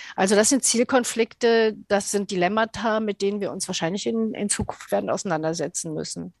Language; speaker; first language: German; native; German